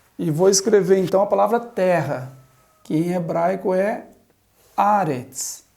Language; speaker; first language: Portuguese; native; Portuguese